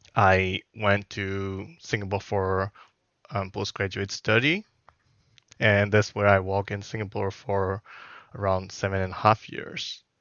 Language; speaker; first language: English; non-native, fluent; Burmese